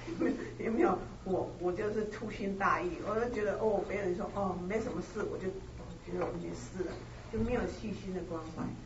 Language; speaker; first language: Chinese; native; Chinese